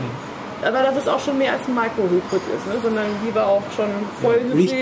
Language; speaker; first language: German; native; German